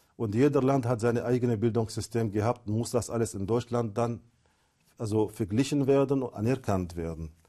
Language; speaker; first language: German; non-native, fluent; Arabic